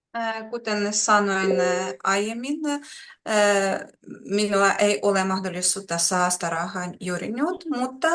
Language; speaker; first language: Finnish; non-native, learner; Russian